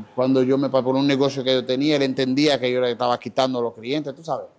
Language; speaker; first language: Spanish; non-native, fluent; Haitian Creole